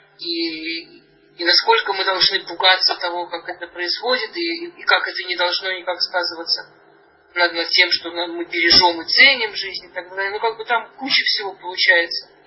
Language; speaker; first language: Russian; early bilingual, heritage; Russian